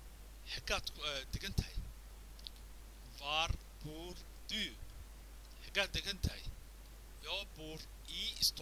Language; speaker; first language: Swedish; non-native, fluent; Somali